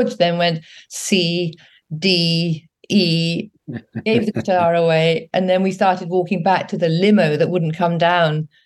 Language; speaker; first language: English; native; English